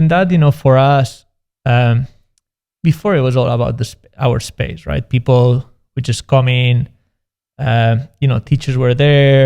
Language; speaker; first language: English; non-native, fluent; Spanish